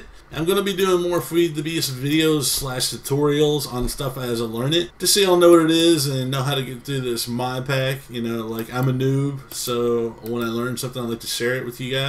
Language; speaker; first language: English; native; English